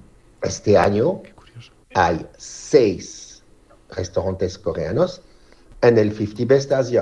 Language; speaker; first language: Spanish; non-native, learner; French